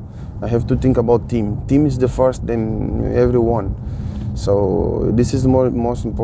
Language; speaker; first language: English; non-native, fluent; Portuguese